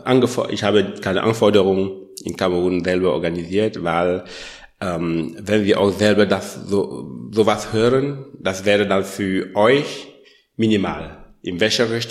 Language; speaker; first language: German; non-native, learner; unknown